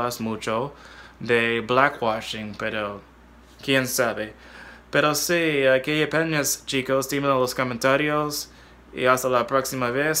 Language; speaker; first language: Spanish; non-native, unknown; English